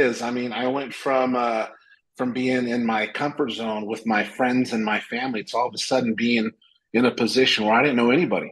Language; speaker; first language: English; native; English